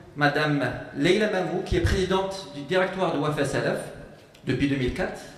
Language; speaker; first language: French; non-native, local second language; Arabic